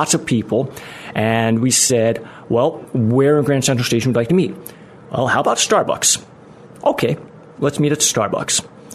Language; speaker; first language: English; native; English